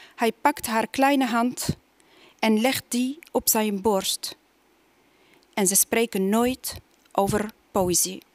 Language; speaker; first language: Dutch; non-native, fluent; Arabic